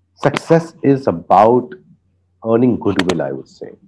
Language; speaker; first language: English; non-native, local second language; Hindi